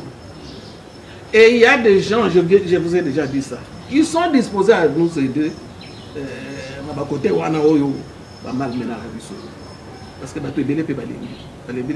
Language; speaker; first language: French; non-native, local second language; Lingala